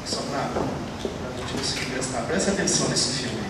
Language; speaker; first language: Portuguese; native; Portuguese